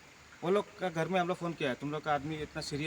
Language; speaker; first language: Hindi; non-native, local second language; Khasi